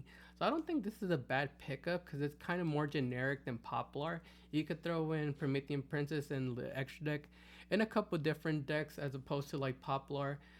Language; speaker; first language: English; native; English